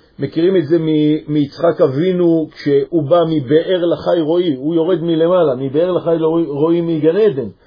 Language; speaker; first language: Hebrew; native; Hebrew